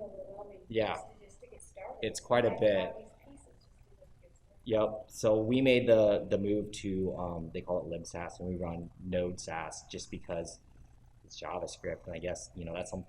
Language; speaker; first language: English; native; English